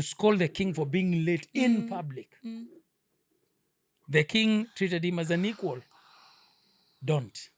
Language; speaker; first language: English; non-native, local second language; Swahili